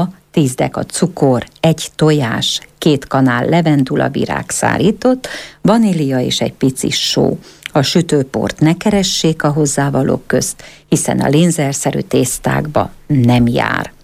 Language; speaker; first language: Hungarian; native; Hungarian